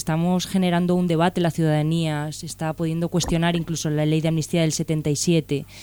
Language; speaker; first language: Spanish; native; Spanish